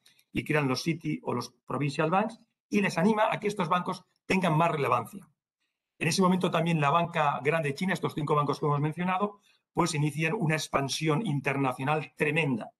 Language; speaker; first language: Spanish; native; Spanish